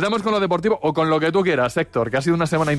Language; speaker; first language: Spanish; native; Spanish